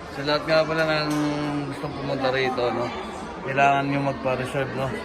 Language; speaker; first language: Filipino; native; Filipino